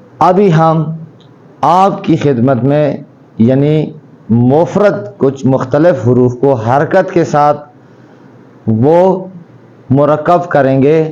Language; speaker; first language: Urdu; native; Urdu